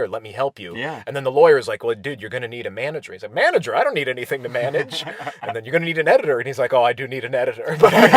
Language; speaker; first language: English; native; English